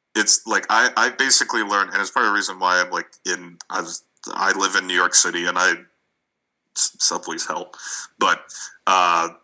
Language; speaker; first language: English; non-native, fluent; Russian